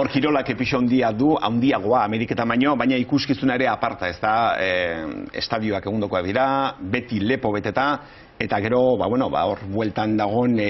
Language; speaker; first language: Basque; native; Basque